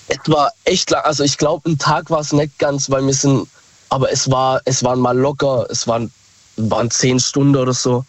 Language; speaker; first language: German; native; German